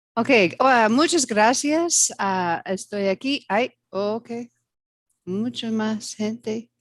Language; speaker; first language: Spanish; non-native, learner; English